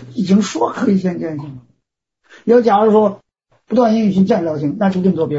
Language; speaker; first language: Chinese; native; Chinese